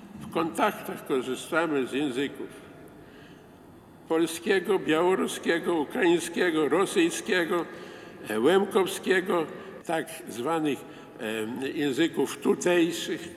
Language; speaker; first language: Polish; non-native, local second language; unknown